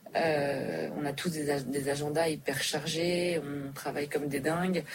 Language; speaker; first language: French; native; French